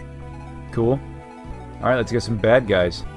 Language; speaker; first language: English; native; English